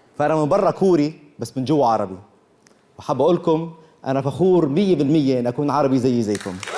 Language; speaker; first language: Arabic; early bilingual, other home language; Korean